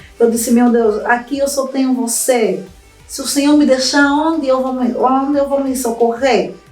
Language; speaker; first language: Portuguese; native; Portuguese